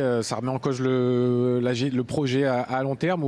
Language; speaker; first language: French; native; French